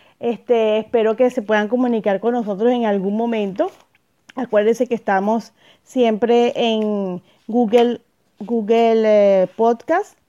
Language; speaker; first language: Spanish; native; Spanish